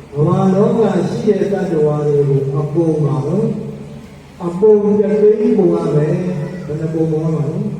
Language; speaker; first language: Burmese; native; Burmese